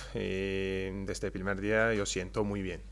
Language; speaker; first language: Spanish; non-native, learner; Turkish